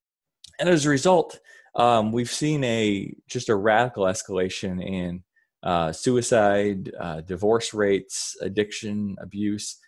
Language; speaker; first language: English; native; English